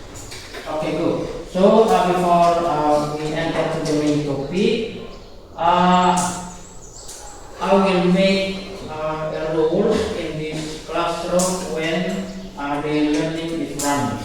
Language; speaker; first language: English; non-native, learner; Indonesian